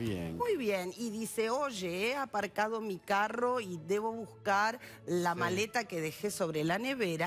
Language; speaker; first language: Spanish; native; Spanish